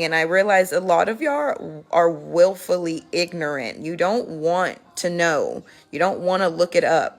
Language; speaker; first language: English; native; English